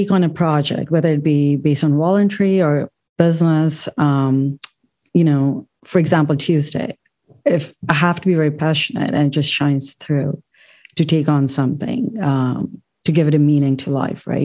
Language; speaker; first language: English; non-native, local second language; Urdu